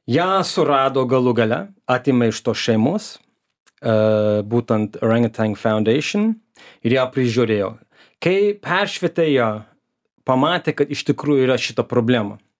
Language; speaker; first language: Lithuanian; early bilingual, heritage; Lithuanian